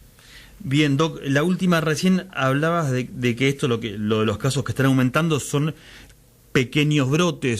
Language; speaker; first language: Spanish; native; Spanish